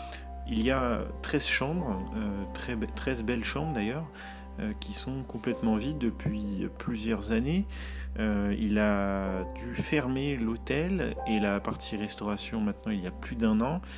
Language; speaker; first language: French; native; French